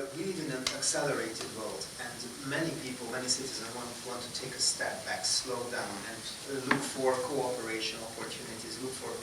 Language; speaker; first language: English; non-native, fluent; Hungarian